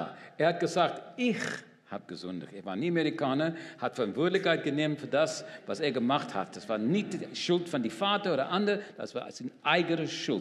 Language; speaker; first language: German; non-native, learner; English